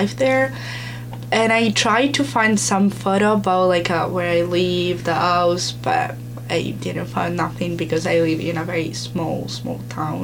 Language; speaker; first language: English; non-native, learner; Italian